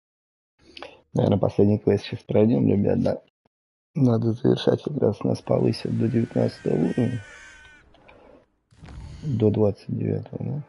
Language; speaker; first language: Russian; native; Russian